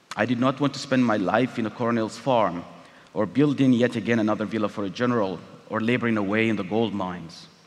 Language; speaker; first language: English; non-native, fluent; Tigrinya